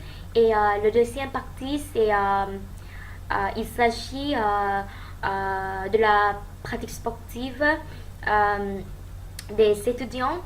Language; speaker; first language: French; non-native, learner; Thai